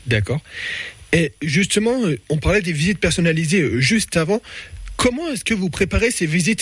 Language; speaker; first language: French; native; French